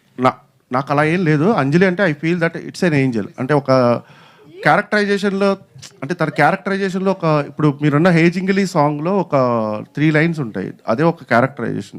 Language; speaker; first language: Telugu; native; Telugu